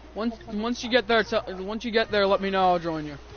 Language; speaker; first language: English; native; English